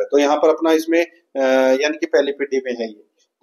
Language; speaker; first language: Hindi; native; Hindi